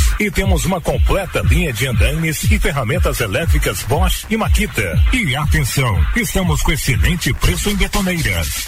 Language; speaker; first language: Portuguese; native; Portuguese